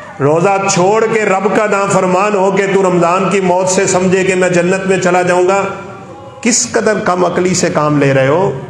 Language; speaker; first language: Urdu; non-native, local second language; Punjabi